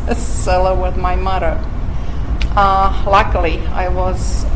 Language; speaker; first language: English; non-native, fluent; Slovak